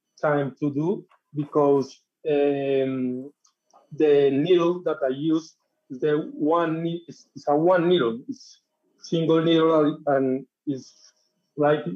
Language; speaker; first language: English; non-native, learner; Spanish